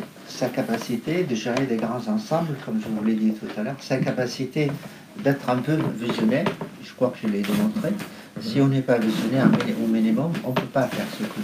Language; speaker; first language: French; non-native, fluent; Arabic